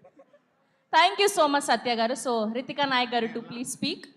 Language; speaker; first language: Telugu; native; Telugu